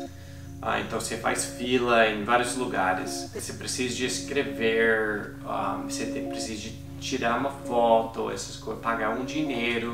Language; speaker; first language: Portuguese; non-native, fluent; English